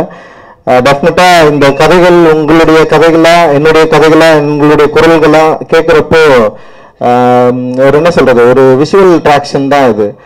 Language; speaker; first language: Tamil; native; Tamil